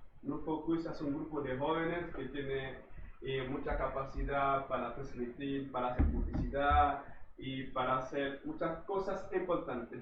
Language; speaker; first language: Spanish; non-native, fluent; Haitian Creole